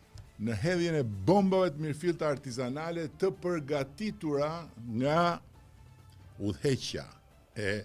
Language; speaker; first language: Albanian; native; Albanian